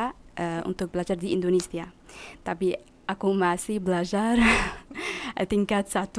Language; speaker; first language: Indonesian; non-native, learner; Arabic